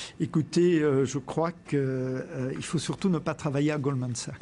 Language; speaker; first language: French; native; French